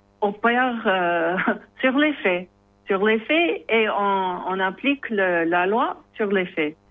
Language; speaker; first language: French; non-native, learner; English